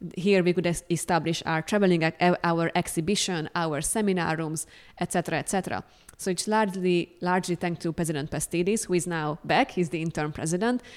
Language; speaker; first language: English; non-native, fluent; Hungarian